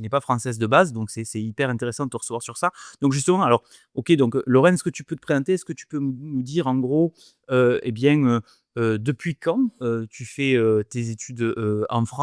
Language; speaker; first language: French; native; French